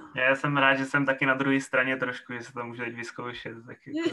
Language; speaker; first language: Czech; native; Czech